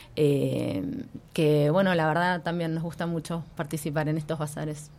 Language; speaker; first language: Spanish; native; Spanish